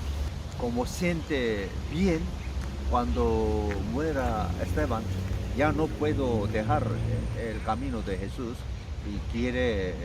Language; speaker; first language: Spanish; non-native, learner; Korean